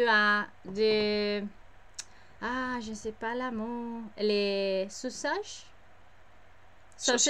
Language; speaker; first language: French; non-native, learner; English